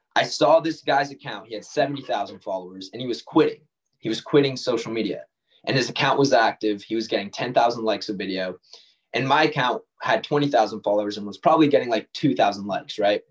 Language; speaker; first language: English; native; English